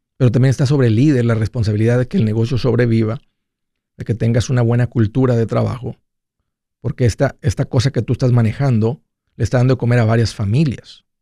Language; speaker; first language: Spanish; native; Spanish